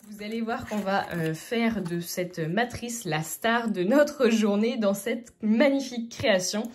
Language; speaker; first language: French; native; French